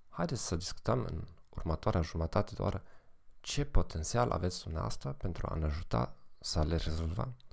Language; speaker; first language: Romanian; non-native, fluent; German